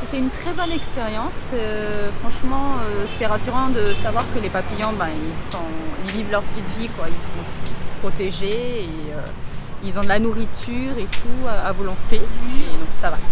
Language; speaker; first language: French; native; French